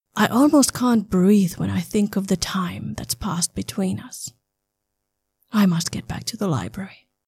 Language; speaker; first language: English; non-native, fluent; Finnish